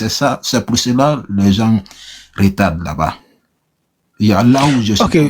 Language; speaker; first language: French; non-native, local second language; Susu